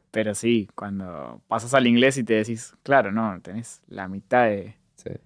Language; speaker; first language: Spanish; native; Spanish